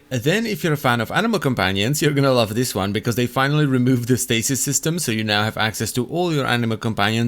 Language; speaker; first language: English; non-native, fluent; Czech